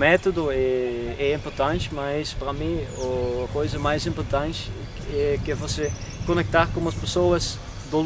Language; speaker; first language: Portuguese; non-native, learner; Dutch